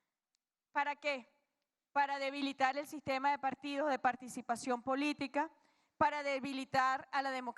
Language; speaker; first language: Spanish; native; Spanish